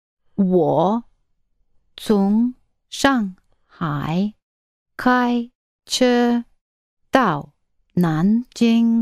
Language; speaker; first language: Chinese; non-native, learner; English